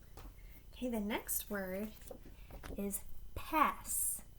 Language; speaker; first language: English; native; English